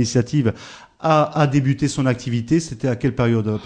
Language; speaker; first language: French; native; French